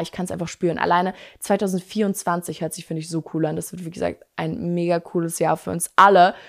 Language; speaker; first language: German; native; German